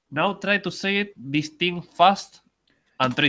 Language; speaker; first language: English; non-native, learner; Spanish